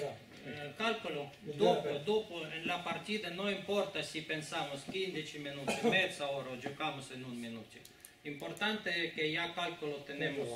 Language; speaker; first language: Italian; non-native, learner; Spanish